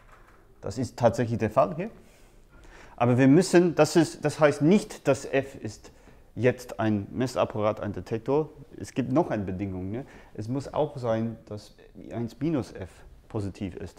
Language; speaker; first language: German; non-native, fluent; English